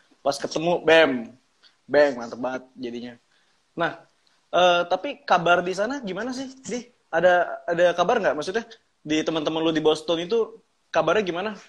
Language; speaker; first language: Indonesian; native; Indonesian